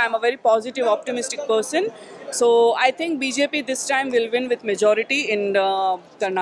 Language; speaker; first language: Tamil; non-native, local second language; Gujarati